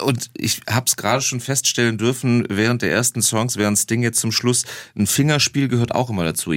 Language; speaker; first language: German; native; German